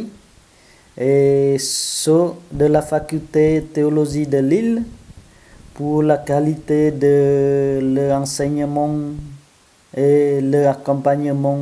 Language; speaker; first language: French; non-native, fluent; Vietnamese